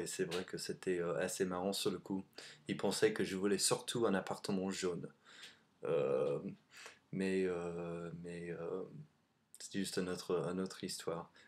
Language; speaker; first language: French; non-native, fluent; English